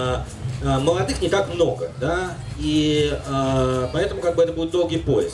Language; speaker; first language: Russian; native; Russian